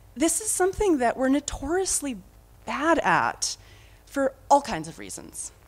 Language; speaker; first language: English; native; English